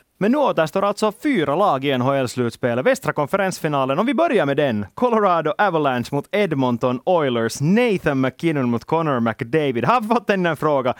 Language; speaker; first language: Swedish; native; Swedish